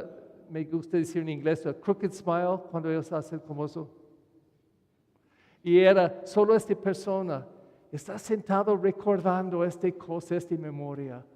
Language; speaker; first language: Spanish; non-native, fluent; English